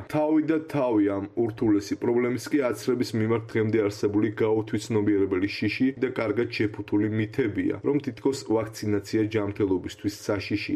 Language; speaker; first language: Georgian; native; Georgian